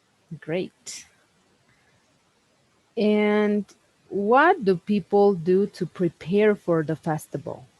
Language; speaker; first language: English; non-native, fluent; Spanish